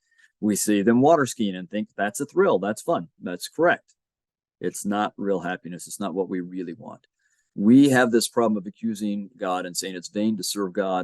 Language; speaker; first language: English; native; English